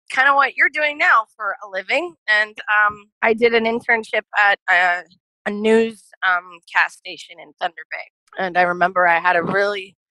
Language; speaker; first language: English; native; English